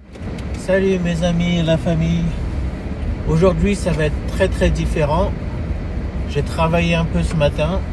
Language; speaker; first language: French; early bilingual, heritage; French